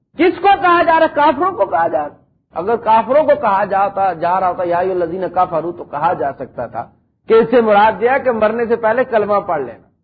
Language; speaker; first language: Urdu; non-native, local second language; Punjabi